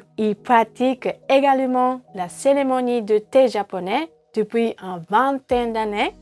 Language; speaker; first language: French; non-native, fluent; Japanese